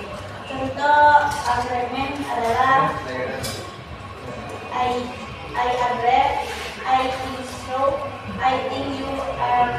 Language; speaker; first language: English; non-native, learner; Indonesian